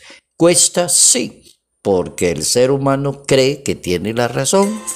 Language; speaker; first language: Spanish; native; Spanish